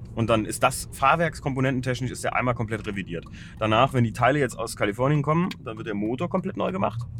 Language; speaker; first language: German; native; German